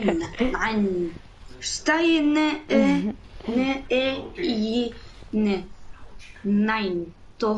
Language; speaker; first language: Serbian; early bilingual, heritage; Serbian